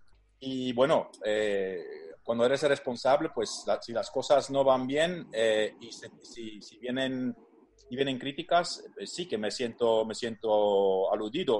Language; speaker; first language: Spanish; non-native, fluent; Dutch